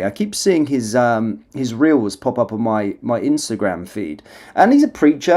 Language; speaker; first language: English; native; English